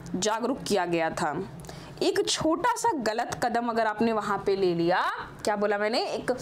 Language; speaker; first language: Hindi; native; Hindi